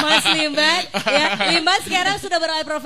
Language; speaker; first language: Indonesian; native; Indonesian